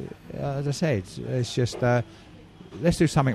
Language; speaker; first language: English; native; English